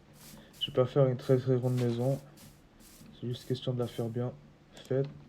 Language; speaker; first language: French; native; French